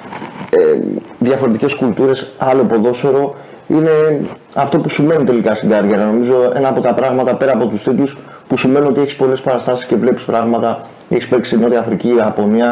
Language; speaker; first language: Greek; native; Greek